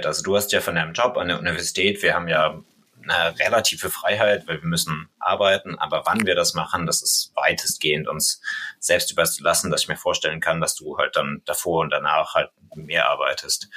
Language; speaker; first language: German; native; German